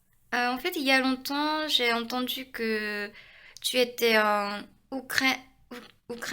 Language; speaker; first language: French; non-native, fluent; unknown